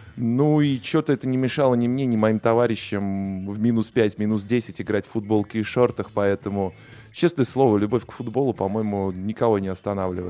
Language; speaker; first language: Russian; native; Russian